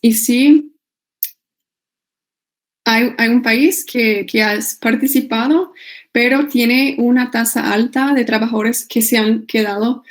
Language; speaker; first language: Spanish; non-native, fluent; English